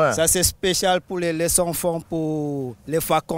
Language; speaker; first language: French; non-native, local second language; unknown